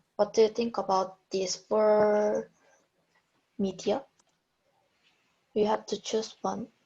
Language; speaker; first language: English; non-native, learner; Korean